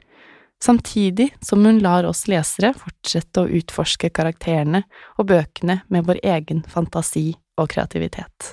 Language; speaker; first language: Norwegian; native; Norwegian